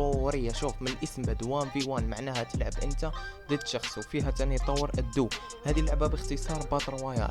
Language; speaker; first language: Arabic; native; Arabic